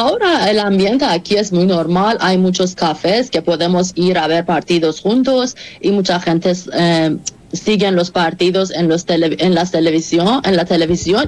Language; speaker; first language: Spanish; non-native, fluent; Persian